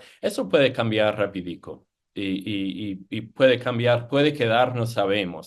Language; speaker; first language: Spanish; non-native, fluent; English